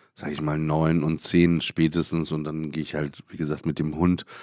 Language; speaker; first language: German; native; German